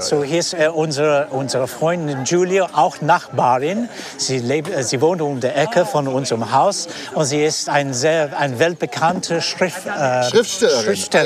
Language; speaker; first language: German; non-native, fluent; English